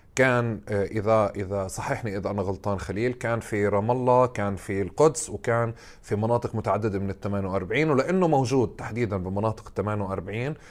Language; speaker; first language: Arabic; native; Arabic